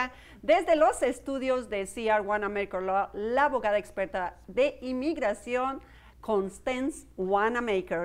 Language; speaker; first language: Spanish; native; Spanish